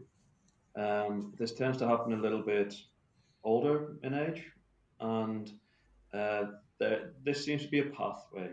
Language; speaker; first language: English; native; English